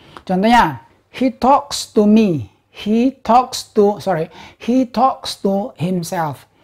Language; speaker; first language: English; non-native, fluent; Indonesian